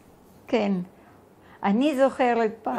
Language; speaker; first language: Hebrew; non-native, fluent; Bulgarian